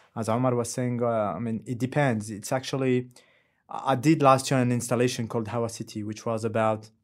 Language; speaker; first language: English; non-native, fluent; French